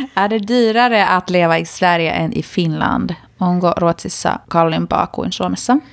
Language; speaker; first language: Finnish; native; Finnish